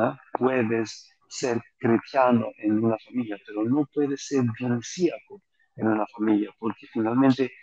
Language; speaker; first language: Spanish; non-native, fluent; Greek